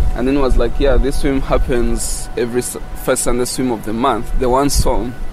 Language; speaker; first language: English; non-native, fluent; Kinyarwanda